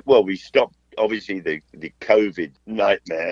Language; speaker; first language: English; native; English